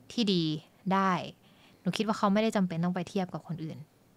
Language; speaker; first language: Thai; native; Thai